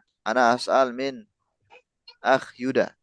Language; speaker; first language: Arabic; non-native, fluent; Indonesian